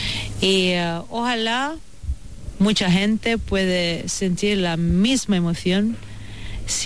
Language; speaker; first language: Spanish; non-native, fluent; Italian